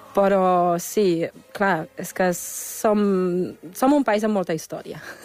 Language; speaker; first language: Catalan; non-native, fluent; German